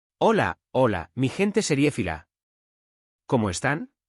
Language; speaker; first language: Spanish; native; Spanish